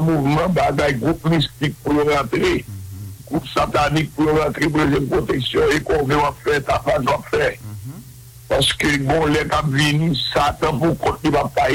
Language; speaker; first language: French; non-native, local second language; Haitian Creole